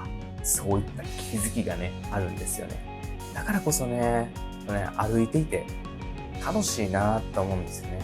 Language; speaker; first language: Japanese; native; Japanese